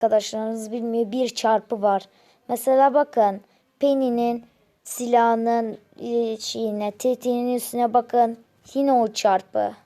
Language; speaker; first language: Turkish; native; Turkish